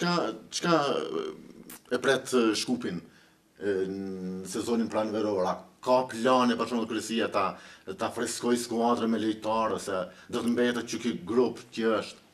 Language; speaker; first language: Albanian; native; Albanian